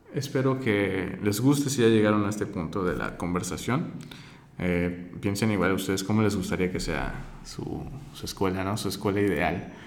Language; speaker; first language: Spanish; native; Spanish